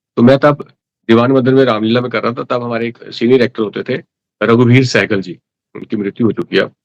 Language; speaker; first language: Hindi; non-native, local second language; Dogri